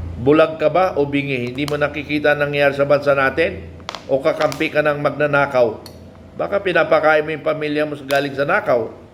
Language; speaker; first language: Filipino; native; Filipino